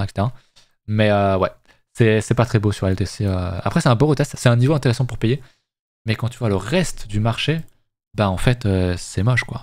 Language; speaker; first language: French; native; French